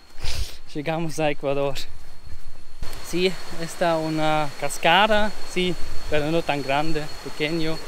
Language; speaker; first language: Spanish; non-native, learner; German